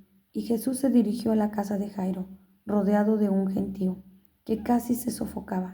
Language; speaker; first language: Spanish; native; Spanish